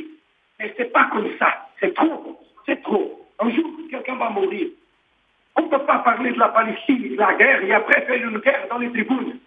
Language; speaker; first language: French; non-native, learner; Portuguese